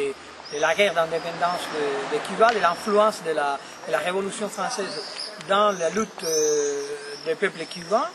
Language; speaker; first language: French; non-native, fluent; Spanish